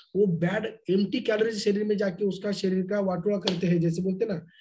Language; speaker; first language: Hindi; non-native, local second language; Marathi